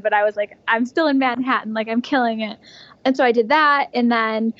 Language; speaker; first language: English; native; English